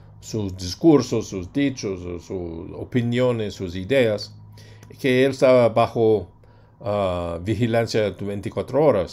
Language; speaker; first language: Spanish; non-native, fluent; English